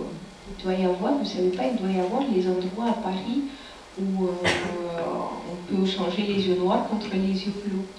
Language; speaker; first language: French; non-native, fluent; Russian